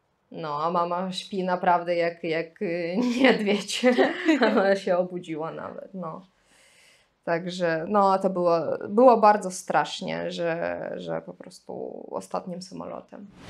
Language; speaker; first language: Polish; non-native, fluent; Russian